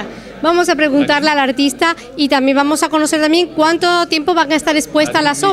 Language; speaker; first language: Spanish; native; Spanish